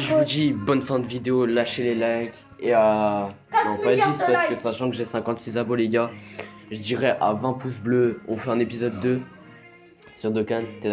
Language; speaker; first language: French; native; French